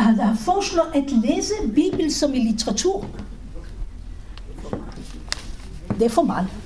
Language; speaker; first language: Danish; non-native, fluent; Hebrew